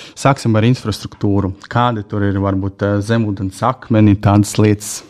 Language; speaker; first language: Latvian; non-native, local second language; Russian